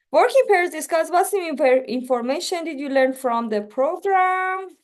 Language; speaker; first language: English; non-native, learner; Persian